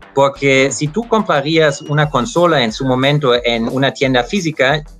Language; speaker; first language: Spanish; non-native, fluent; German